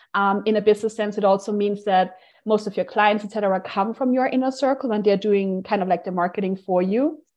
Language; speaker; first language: English; non-native, fluent; German